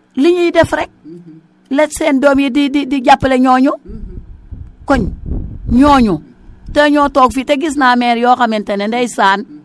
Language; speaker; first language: Wolof; non-native, local second language; Serer